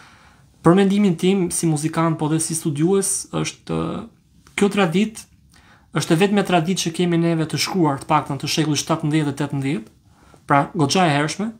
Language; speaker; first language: Albanian; native; Albanian